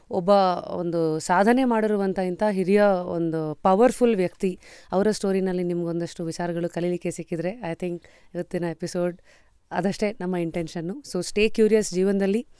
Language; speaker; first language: Kannada; native; Kannada